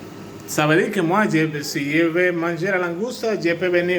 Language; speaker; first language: French; non-native, fluent; Spanish